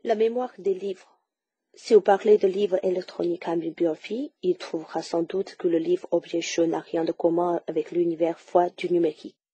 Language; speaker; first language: French; non-native, fluent; Chinese